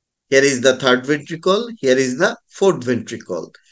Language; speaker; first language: English; non-native, local second language; Bangla